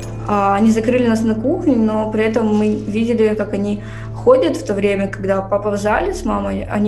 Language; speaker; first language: Russian; native; Russian